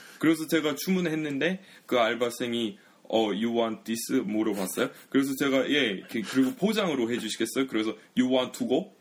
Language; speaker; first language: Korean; early bilingual, heritage; English